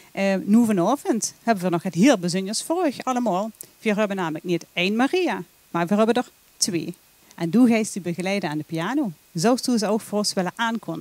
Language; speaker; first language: Dutch; native; Dutch